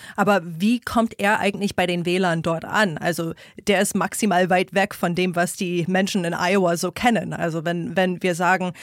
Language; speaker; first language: German; non-native, fluent; English